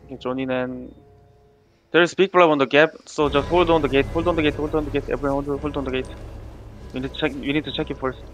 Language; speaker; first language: English; non-native, learner; Korean